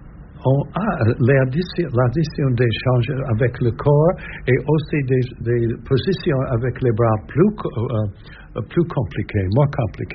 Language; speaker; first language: French; non-native, learner; English